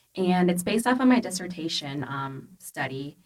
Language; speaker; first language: English; early bilingual, other home language; Spanish